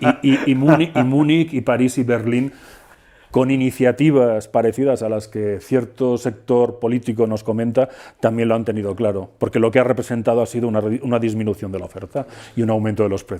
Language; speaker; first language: Spanish; native; Spanish